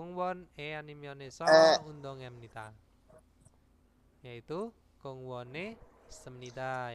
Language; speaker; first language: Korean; non-native, fluent; Indonesian